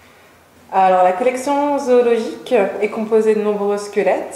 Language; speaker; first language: French; native; French